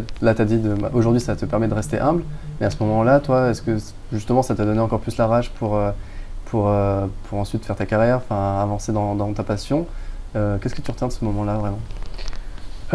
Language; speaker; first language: French; native; French